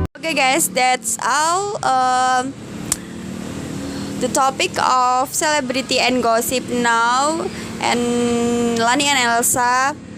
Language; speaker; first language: English; non-native, learner; Indonesian